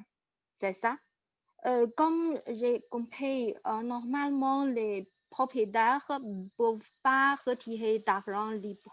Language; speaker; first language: French; non-native, learner; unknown